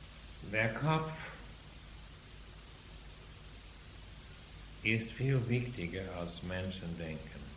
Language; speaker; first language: German; non-native, fluent; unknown